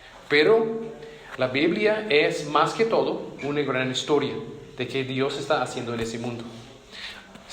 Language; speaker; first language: Spanish; non-native, fluent; English